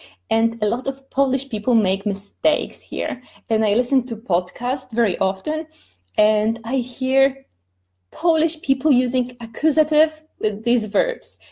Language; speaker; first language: English; non-native, fluent; Polish